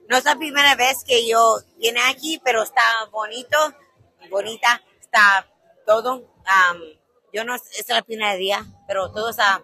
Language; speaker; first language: Spanish; non-native, learner; English